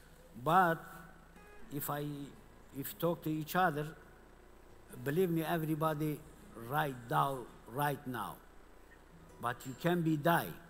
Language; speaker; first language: English; non-native, learner; Kurdish